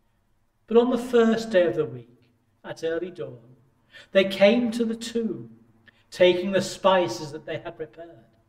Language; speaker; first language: English; native; English